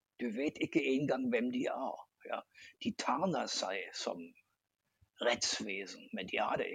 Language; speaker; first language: Norwegian; non-native, fluent; German